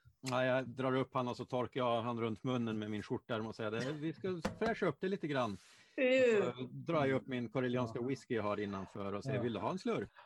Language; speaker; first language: Swedish; native; Swedish